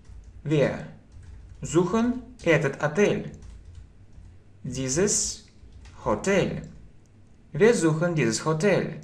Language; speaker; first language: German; non-native, fluent; Russian